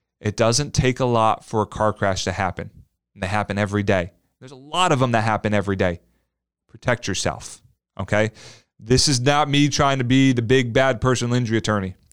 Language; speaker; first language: English; native; English